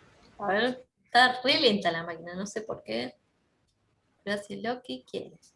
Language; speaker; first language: Spanish; native; Spanish